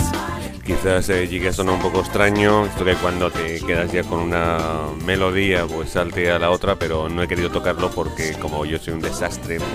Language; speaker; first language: Spanish; native; Spanish